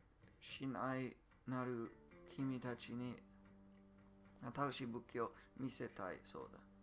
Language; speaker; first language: Japanese; non-native, learner; English